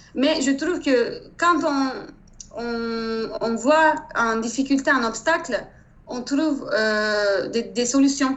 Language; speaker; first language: French; non-native, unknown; Turkish